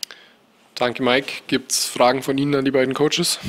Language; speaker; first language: German; native; German